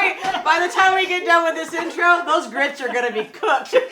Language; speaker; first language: English; native; English